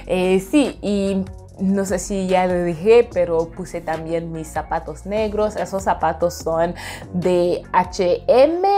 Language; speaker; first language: Spanish; non-native, fluent; English